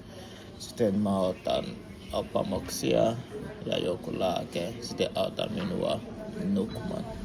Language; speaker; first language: Finnish; non-native, learner; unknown